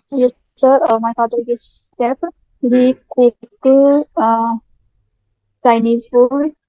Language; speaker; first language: English; non-native, learner; Hindi